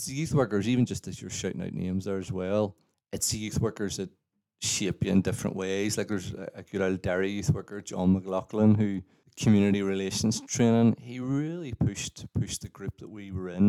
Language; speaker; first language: English; native; English